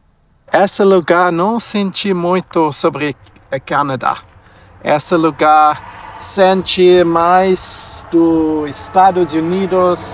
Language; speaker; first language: Portuguese; non-native, learner; English